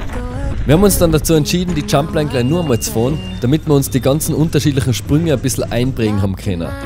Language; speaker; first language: German; native; German